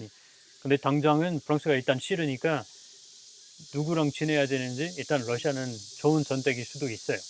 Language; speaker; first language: Korean; non-native, fluent; French